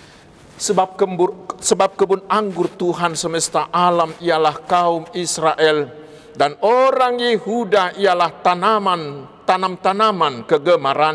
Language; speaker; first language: Indonesian; non-native, local second language; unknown